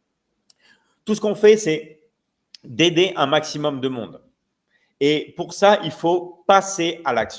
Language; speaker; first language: French; native; French